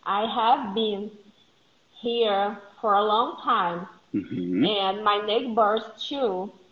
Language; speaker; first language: English; non-native, learner; Portuguese